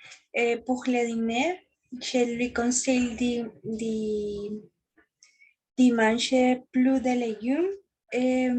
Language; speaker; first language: French; non-native, learner; Spanish